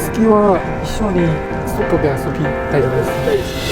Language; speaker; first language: Japanese; non-native, learner; Chinese